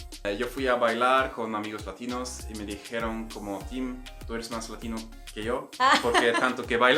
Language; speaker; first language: Spanish; non-native, fluent; Swedish